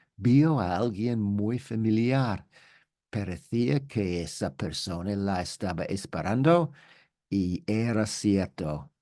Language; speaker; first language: Spanish; non-native, learner; English